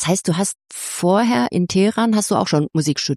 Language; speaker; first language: German; native; German